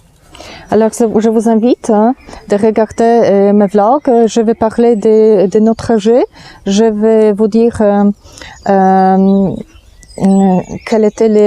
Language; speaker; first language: French; non-native, fluent; Polish